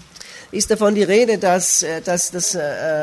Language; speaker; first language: German; native; German